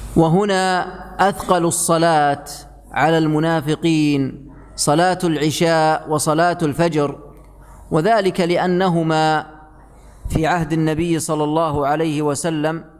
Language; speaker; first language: Arabic; native; Arabic